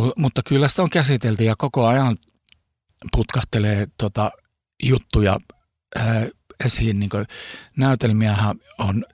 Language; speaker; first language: Finnish; early bilingual, heritage; Finnish